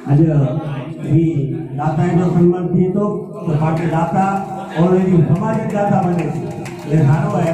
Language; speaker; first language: Gujarati; non-native, local second language; Kachhi